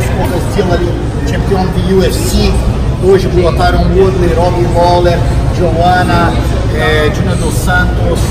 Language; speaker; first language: Russian; non-native, learner; Portuguese